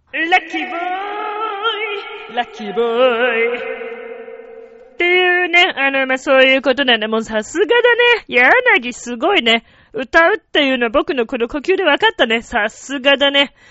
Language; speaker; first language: Japanese; non-native, fluent; Italian